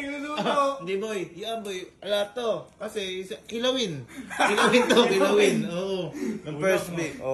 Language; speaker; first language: Filipino; native; Filipino